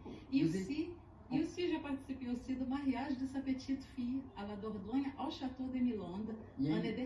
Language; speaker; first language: French; non-native, fluent; Portuguese